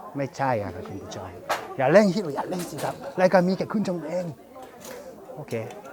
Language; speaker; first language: Thai; non-native, fluent; Japanese